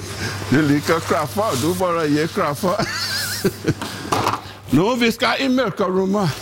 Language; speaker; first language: Norwegian; non-native, learner; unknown